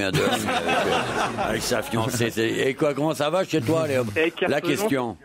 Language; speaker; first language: French; native; French